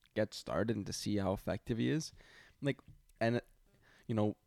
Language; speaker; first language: English; native; English